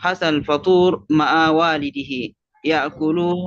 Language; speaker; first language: Arabic; non-native, learner; Indonesian